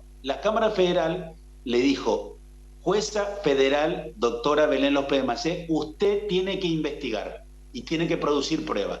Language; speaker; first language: Spanish; native; Spanish